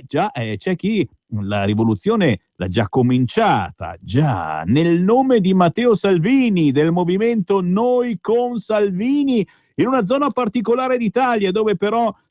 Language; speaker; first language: Italian; native; Italian